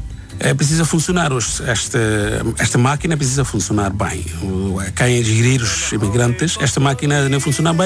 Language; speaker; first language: Portuguese; non-native, learner; Bangla